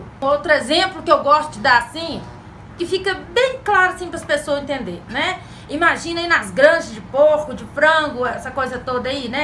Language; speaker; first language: Portuguese; native; Portuguese